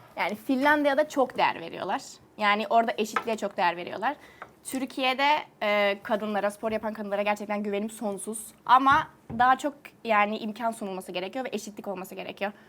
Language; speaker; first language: Turkish; early bilingual, other home language; Finnish